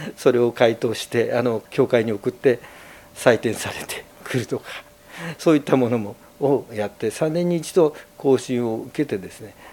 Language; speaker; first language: Japanese; native; Japanese